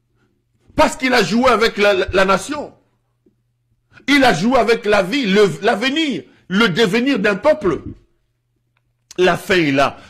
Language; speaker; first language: French; non-native, local second language; Lingala